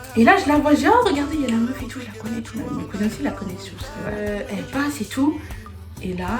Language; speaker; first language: French; native; French